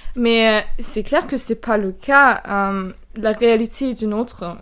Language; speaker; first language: French; non-native, fluent; German